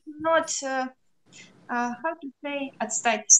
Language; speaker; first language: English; non-native, learner; Russian